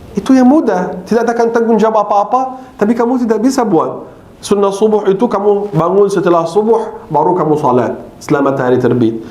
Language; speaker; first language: Malay; non-native, fluent; Arabic